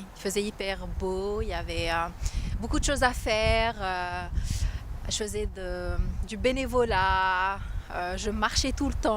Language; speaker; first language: French; non-native, local second language; Arabic